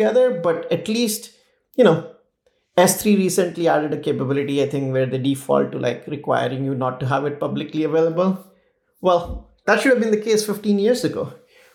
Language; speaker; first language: English; non-native, local second language; Hindi